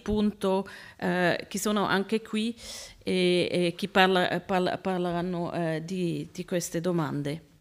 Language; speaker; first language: Italian; non-native, learner; Swiss German